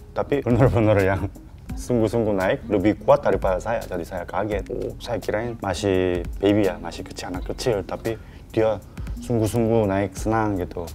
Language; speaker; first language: Indonesian; non-native, learner; Korean